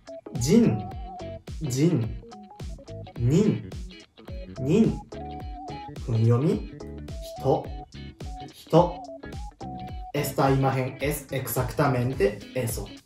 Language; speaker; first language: Spanish; non-native, learner; Japanese